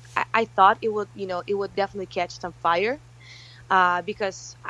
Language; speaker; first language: English; early bilingual, other home language; Russian